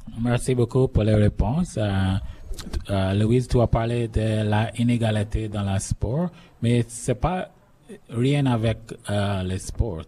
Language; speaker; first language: French; non-native, learner; English